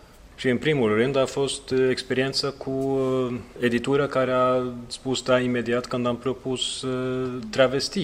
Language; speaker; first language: Romanian; non-native, fluent; Norwegian